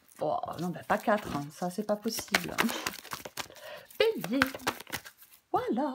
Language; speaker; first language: French; native; French